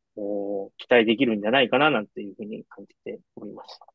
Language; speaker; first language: Japanese; native; Japanese